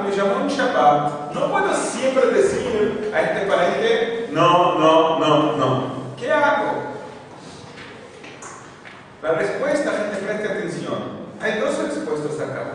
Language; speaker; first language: Spanish; non-native, fluent; Portuguese